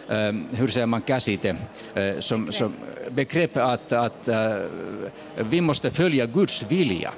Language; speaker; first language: Swedish; non-native, fluent; Finnish